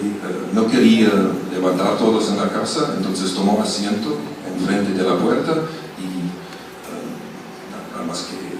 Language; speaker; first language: Spanish; non-native, fluent; German